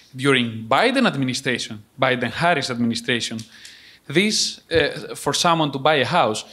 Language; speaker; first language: English; non-native, fluent; Greek